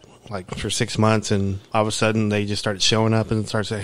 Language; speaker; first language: English; native; English